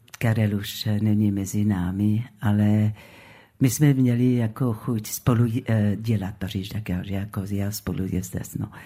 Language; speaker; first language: Czech; non-native, fluent; French